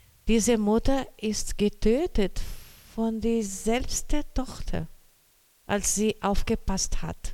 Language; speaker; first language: German; non-native, learner; Portuguese